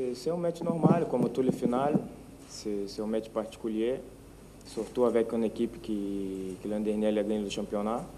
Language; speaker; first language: French; non-native, fluent; Portuguese